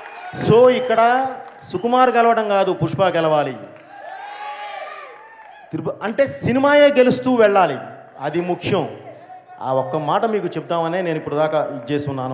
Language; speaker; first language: Telugu; native; Telugu